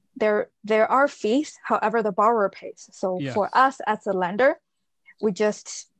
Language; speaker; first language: English; early bilingual, other home language; Chinese